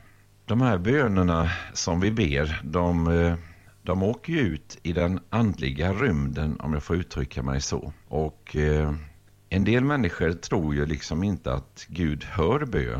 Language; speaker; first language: Swedish; native; Swedish